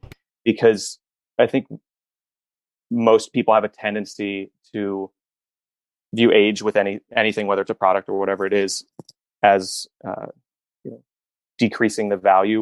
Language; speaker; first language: English; native; English